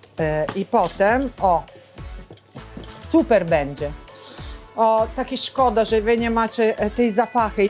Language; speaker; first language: Polish; non-native, learner; Italian